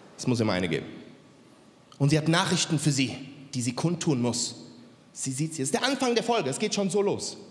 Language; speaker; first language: German; native; German